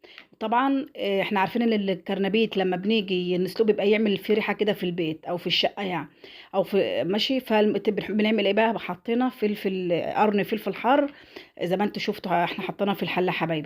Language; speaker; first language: Arabic; native; Arabic